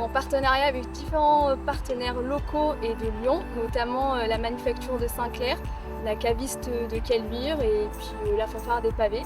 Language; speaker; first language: French; native; French